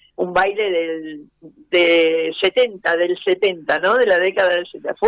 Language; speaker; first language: Spanish; native; Spanish